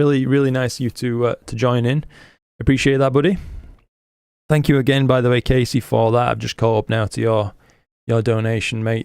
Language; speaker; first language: English; native; English